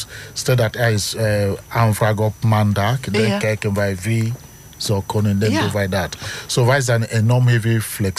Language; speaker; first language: Dutch; non-native, learner; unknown